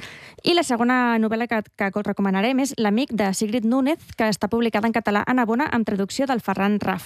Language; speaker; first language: Catalan; native; Catalan